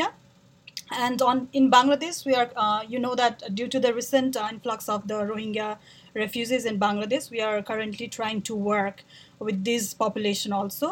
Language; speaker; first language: English; non-native, local second language; Nepali